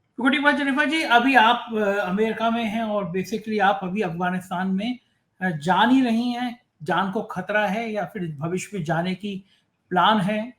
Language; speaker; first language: Hindi; native; Hindi